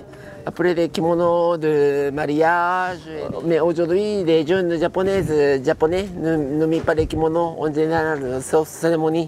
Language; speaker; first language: French; non-native, fluent; Japanese